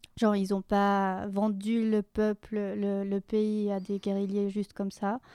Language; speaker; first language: French; non-native, fluent; Spanish